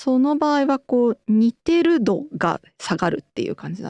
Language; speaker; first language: Japanese; native; Japanese